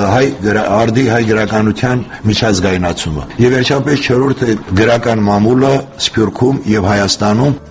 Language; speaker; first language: Armenian; native; Armenian